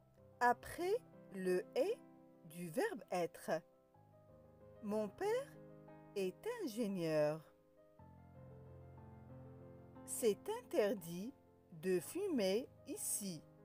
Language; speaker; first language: French; non-native, local second language; Arabic